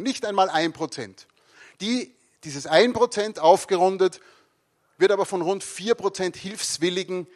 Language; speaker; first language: German; native; German